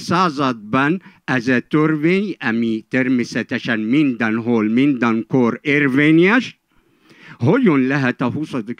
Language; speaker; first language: Hungarian; non-native, fluent; Arabic